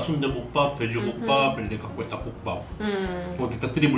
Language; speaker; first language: Russian; non-native, learner; Korean